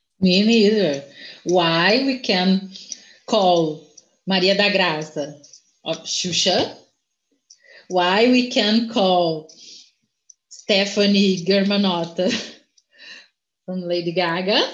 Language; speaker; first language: English; non-native, learner; Portuguese